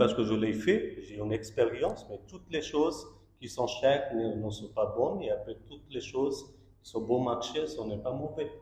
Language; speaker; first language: French; non-native, learner; Bangla